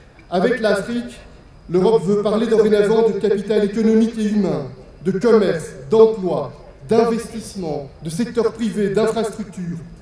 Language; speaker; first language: French; native; French